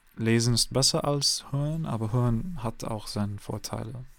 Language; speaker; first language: German; non-native, learner; English